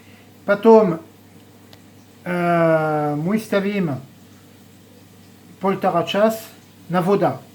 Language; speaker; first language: Russian; non-native, learner; French